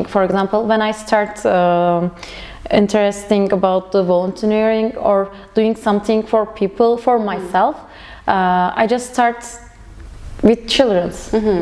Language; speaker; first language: English; non-native, learner; Turkish